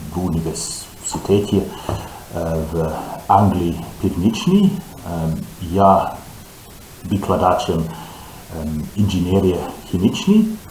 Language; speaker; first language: Ukrainian; non-native, learner; English